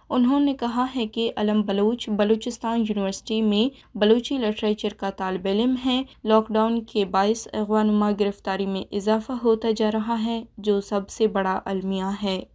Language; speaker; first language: Urdu; non-native, local second language; Baluchi